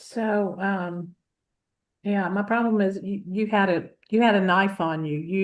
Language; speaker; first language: English; native; English